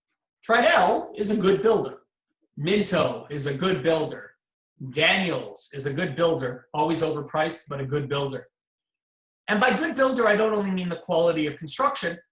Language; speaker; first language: English; native; English